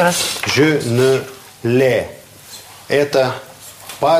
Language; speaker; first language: French; non-native, fluent; Russian